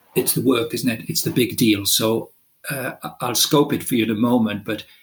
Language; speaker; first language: English; non-native, local second language; Welsh